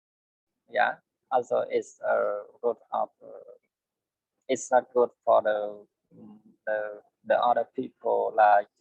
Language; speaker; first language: English; non-native, learner; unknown